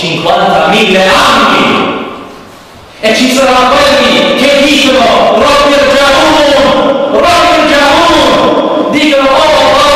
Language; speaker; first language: Italian; non-native, learner; English